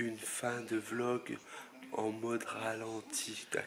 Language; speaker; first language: French; native; French